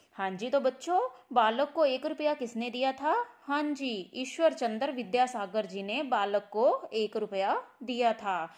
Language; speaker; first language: Hindi; non-native, local second language; Punjabi